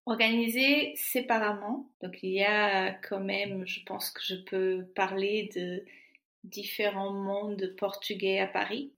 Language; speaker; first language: French; non-native, fluent; Portuguese